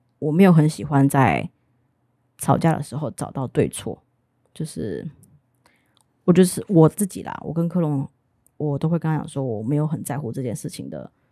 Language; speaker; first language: Chinese; native; Chinese